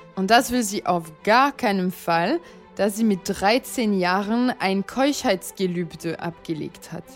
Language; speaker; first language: German; non-native, fluent; French